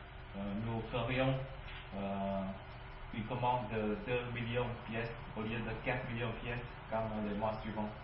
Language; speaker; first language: French; non-native, learner; Vietnamese